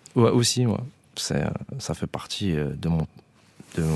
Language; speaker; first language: French; native; French